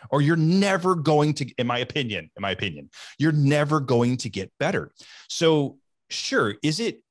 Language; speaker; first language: English; native; English